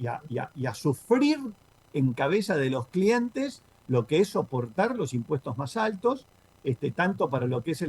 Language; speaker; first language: Spanish; native; Spanish